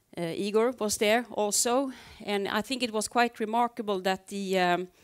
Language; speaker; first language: English; non-native, fluent; Swedish